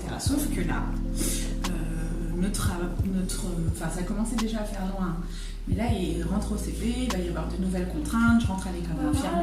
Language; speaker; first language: French; native; French